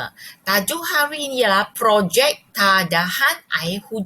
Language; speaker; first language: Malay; non-native, local second language; Chinese